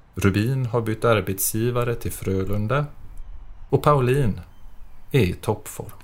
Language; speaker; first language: Swedish; native; Swedish